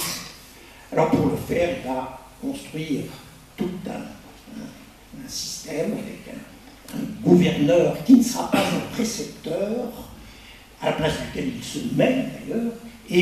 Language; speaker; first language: French; native; French